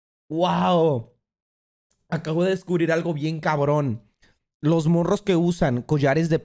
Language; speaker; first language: Spanish; native; Spanish